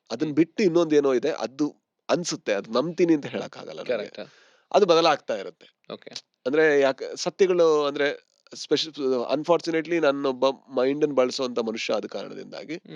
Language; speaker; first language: Kannada; non-native, local second language; Tulu